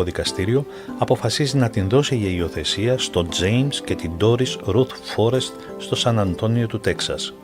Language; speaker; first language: Greek; native; Greek